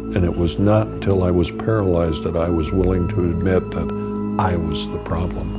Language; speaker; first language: English; native; English